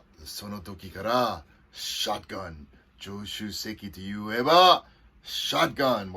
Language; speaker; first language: Japanese; non-native, fluent; English